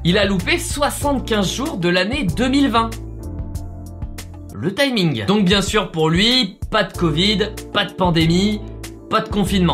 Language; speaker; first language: French; native; French